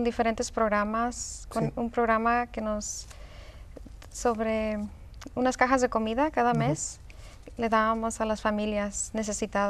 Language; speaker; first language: Spanish; early bilingual, heritage; Spanish